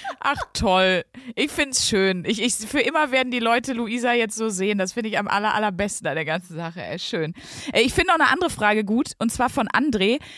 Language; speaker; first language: German; native; German